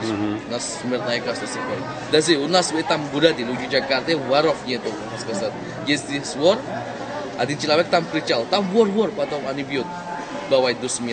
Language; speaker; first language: Russian; non-native, learner; Indonesian